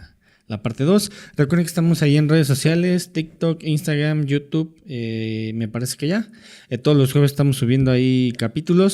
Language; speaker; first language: Spanish; native; Spanish